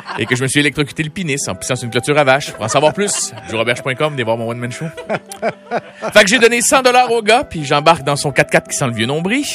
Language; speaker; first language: French; native; French